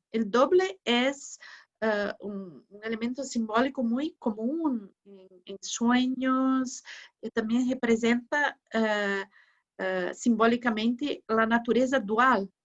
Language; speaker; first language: Spanish; non-native, learner; Portuguese